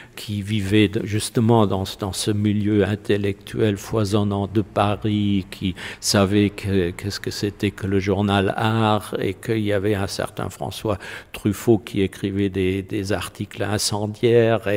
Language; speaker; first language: French; non-native, fluent; German